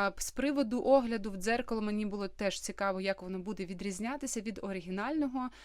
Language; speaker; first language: Ukrainian; native; Ukrainian